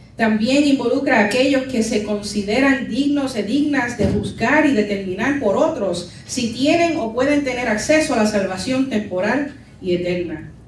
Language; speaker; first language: Spanish; early bilingual, heritage; Spanish